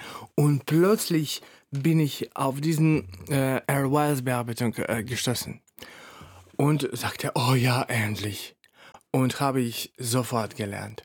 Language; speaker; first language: German; non-native, fluent; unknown